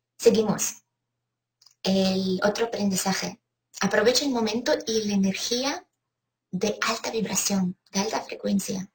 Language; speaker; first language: Spanish; non-native, fluent; Ukrainian